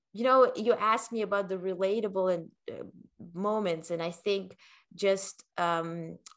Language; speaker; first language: English; non-native, fluent; Ukrainian